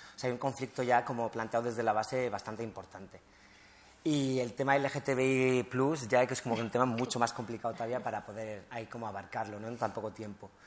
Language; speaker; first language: Spanish; early bilingual, other home language; Riffian